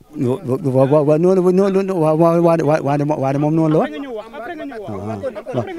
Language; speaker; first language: Wolof; non-native, local second language; Fula